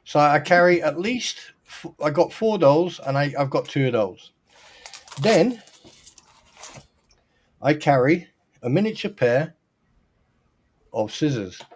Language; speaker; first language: English; native; English